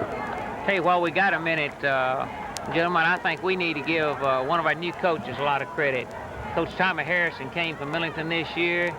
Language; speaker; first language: English; native; English